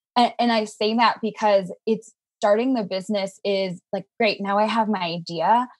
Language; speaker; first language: English; native; English